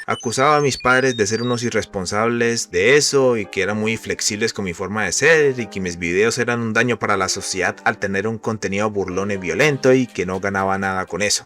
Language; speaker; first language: Spanish; native; Spanish